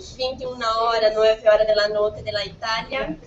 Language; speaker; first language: Italian; non-native, learner; Portuguese